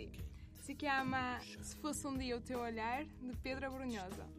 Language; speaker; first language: Italian; non-native, learner; Portuguese